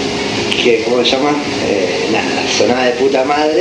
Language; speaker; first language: Spanish; native; Spanish